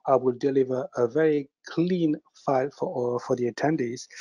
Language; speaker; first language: English; early bilingual, other home language; French